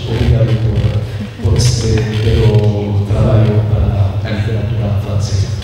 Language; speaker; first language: Portuguese; non-native, learner; French